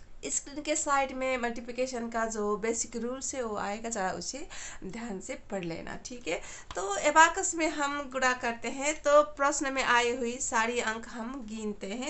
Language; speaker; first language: Hindi; non-native, fluent; Nepali